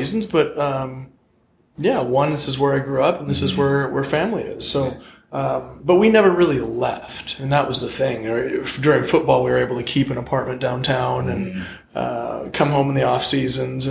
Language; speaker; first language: English; native; English